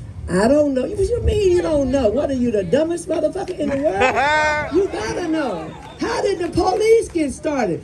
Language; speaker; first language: English; native; English